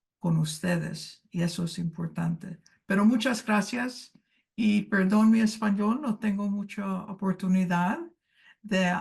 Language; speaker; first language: Spanish; early bilingual, heritage; Spanish